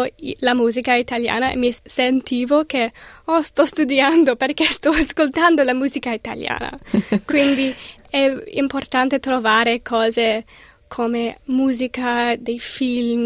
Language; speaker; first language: Italian; non-native, learner; English